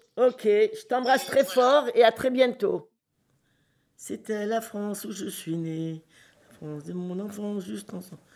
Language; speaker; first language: French; native; French